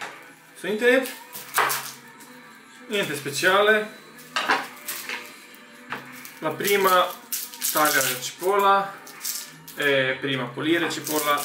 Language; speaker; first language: Italian; non-native, learner; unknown